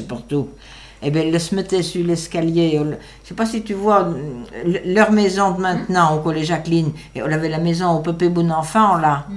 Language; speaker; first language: French; native; French